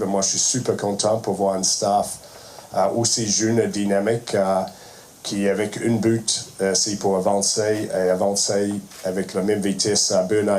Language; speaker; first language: French; non-native, fluent; Spanish